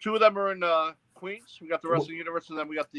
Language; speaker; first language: English; native; English